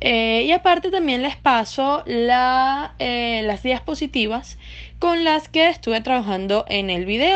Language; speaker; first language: Spanish; native; Spanish